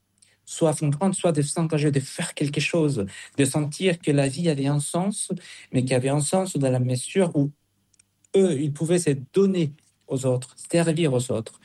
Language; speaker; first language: French; non-native, fluent; Spanish